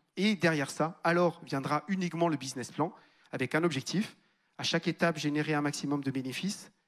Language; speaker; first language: French; native; French